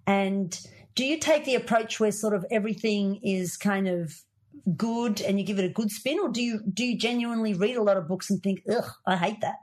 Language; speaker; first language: English; native; English